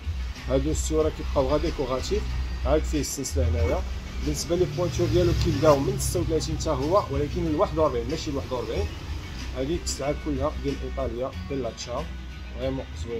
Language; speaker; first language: Arabic; native; Arabic